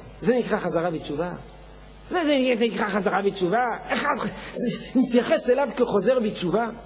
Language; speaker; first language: Hebrew; non-native, fluent; French